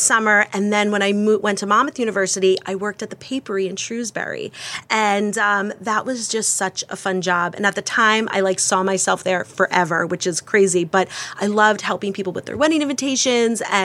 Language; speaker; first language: English; native; English